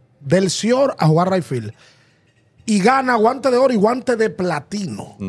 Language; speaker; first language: Spanish; native; Spanish